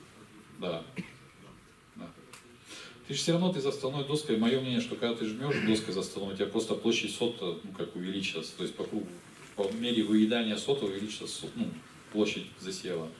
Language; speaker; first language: Russian; native; Russian